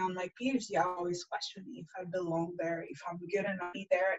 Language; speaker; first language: English; non-native, fluent; Portuguese